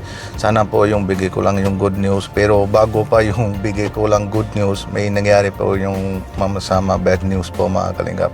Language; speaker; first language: Filipino; non-native, learner; Punjabi